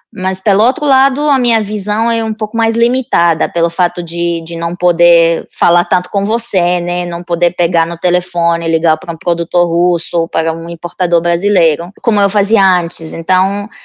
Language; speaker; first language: Portuguese; non-native, fluent; Romanian